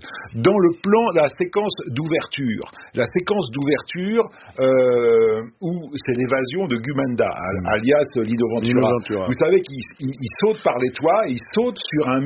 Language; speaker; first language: French; native; French